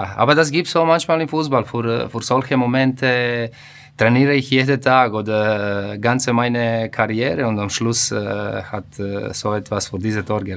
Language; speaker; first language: German; non-native, fluent; Croatian